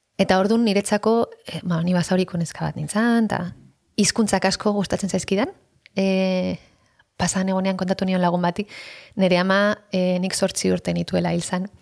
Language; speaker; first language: Basque; non-native, local second language; Spanish